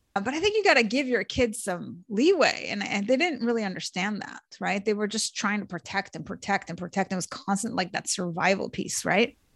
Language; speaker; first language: English; early bilingual, other home language; Hebrew